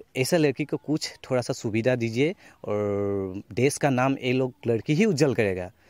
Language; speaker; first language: Hindi; non-native, local second language; Assamese